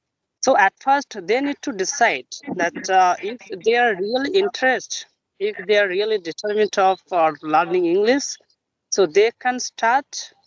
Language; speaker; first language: English; non-native, local second language; Bangla